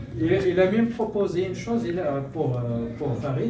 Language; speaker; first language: French; non-native, local second language; Arabic